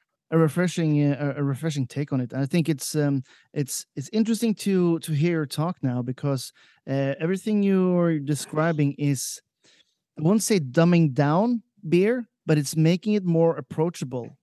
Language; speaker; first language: English; non-native, fluent; Norwegian